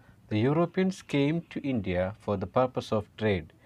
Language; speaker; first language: English; non-native, local second language; Malayalam